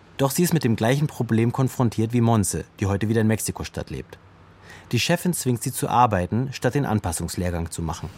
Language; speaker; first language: German; native; German